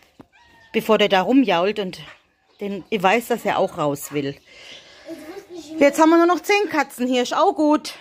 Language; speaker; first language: German; native; German